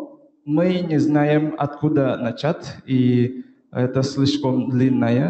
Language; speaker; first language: Russian; non-native, fluent; Indonesian